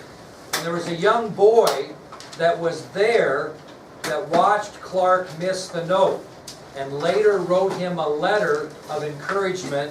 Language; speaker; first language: English; native; English